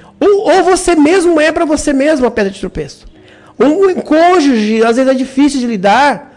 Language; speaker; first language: Portuguese; native; Portuguese